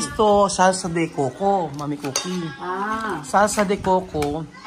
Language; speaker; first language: Spanish; non-native, learner; Filipino